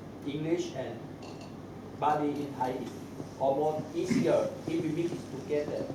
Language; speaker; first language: English; non-native, learner; Thai